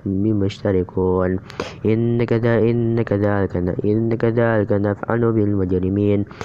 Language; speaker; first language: Arabic; non-native, learner; Indonesian